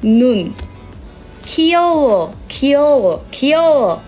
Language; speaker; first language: Korean; non-native, learner; Thai